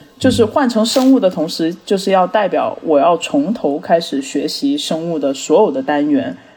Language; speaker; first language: Chinese; early bilingual, heritage; Chinese